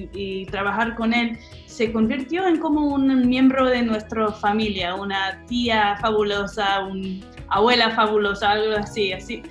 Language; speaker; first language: Spanish; non-native, fluent; English